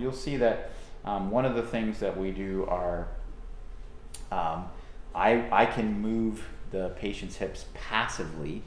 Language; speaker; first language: English; native; English